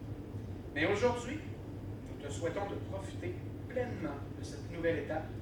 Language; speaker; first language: French; native; French